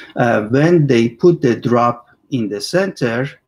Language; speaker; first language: English; non-native, fluent; Persian